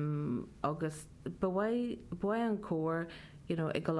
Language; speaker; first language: Irish; non-native, learner; Welsh